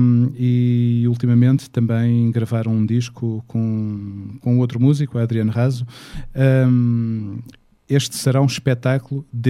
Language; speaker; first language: Portuguese; native; Portuguese